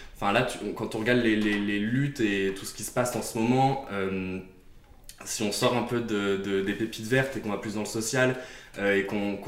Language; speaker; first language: French; native; French